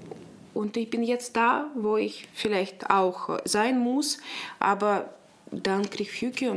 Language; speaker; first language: German; non-native, local second language; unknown